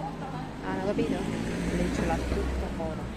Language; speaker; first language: Italian; non-native, learner; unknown